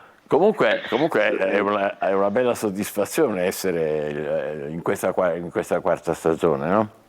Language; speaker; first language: Italian; native; Italian